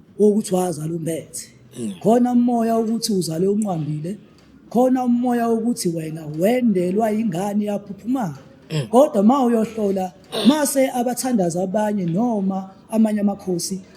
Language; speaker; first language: Zulu; native; Zulu